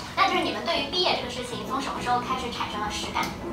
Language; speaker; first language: Chinese; native; Chinese